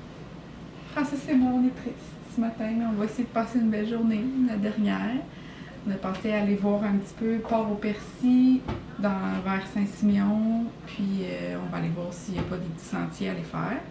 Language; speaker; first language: French; native; French